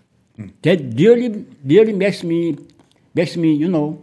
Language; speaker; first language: English; non-native, learner; Korean